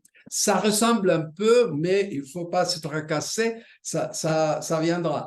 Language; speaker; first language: French; non-native, fluent; Spanish